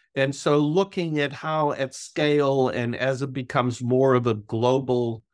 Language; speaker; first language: English; native; English